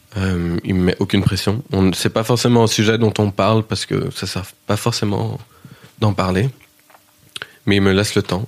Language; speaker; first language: French; early bilingual, heritage; French